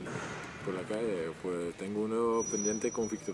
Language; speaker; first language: Spanish; non-native, fluent; Dutch